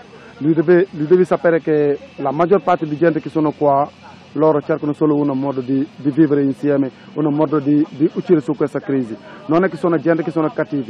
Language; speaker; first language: Italian; non-native, local second language; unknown